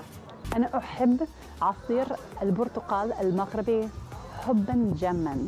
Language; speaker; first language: Arabic; non-native, fluent; English